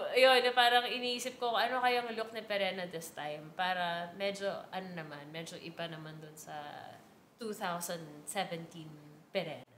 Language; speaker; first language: Filipino; native; Filipino